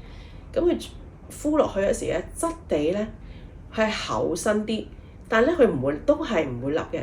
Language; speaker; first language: Cantonese; native; Cantonese